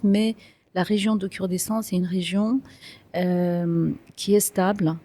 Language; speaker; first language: French; non-native, fluent; Kurdish